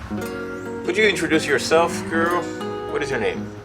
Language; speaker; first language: English; non-native, fluent; Portuguese